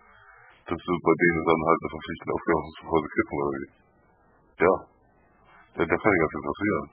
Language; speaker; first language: German; native; German